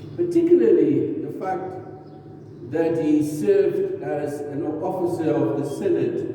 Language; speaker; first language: English; non-native, local second language; Afrikaans